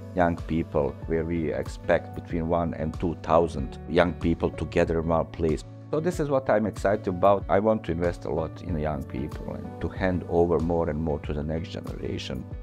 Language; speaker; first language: English; non-native, fluent; Bosnian